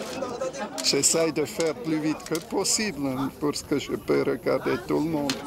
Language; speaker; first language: French; non-native, learner; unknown